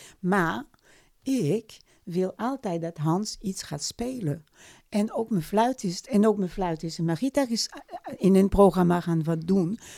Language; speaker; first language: Dutch; non-native, fluent; French